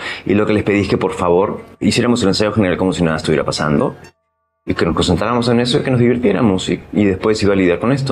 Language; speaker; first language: Spanish; native; Spanish